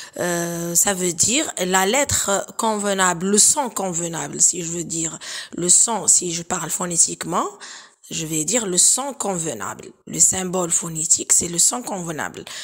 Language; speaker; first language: French; non-native, local second language; Arabic